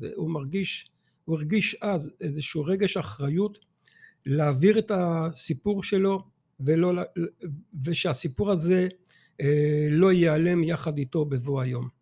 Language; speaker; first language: Hebrew; non-native, fluent; French